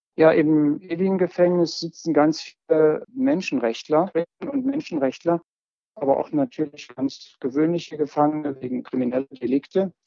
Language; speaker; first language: German; native; German